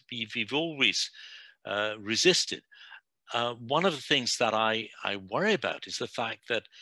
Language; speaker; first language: English; non-native, local second language; Bangla